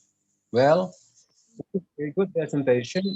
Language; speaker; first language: English; non-native, learner; Indonesian